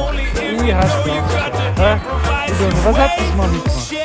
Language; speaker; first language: German; native; German